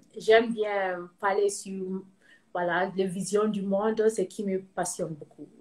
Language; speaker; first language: French; non-native, fluent; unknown